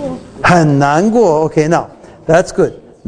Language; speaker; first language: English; non-native, fluent; Chinese